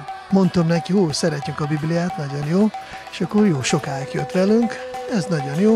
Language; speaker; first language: Hungarian; non-native, fluent; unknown